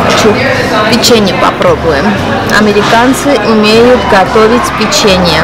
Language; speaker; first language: Russian; non-native, fluent; Armenian